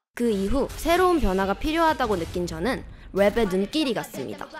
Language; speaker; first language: Korean; native; Korean